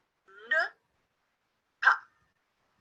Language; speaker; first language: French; non-native, fluent; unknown